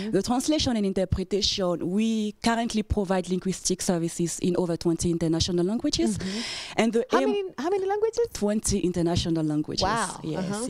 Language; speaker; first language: English; non-native, fluent; French